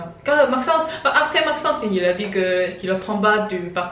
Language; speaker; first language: French; non-native, learner; Chinese